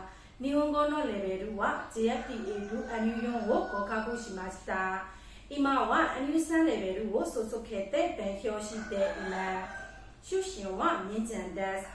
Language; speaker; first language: Japanese; non-native, learner; Burmese